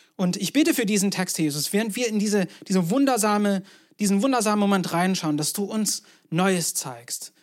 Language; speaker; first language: German; non-native, fluent; English